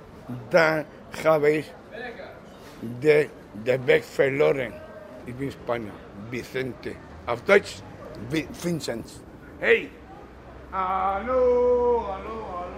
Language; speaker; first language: German; non-native, learner; Spanish